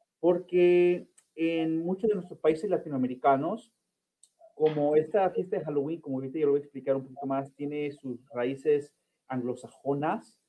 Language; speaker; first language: Spanish; early bilingual, heritage; Spanish